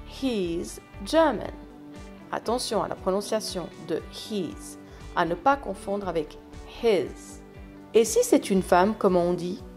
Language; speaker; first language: French; non-native, fluent; English